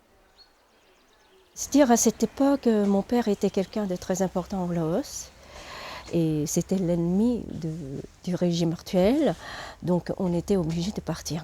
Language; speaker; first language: French; early bilingual, other home language; Lao